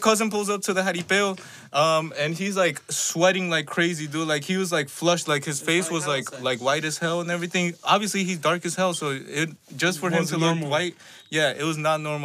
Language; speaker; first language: English; non-native, fluent; Spanish